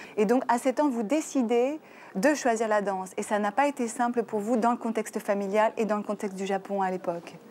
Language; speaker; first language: French; native; French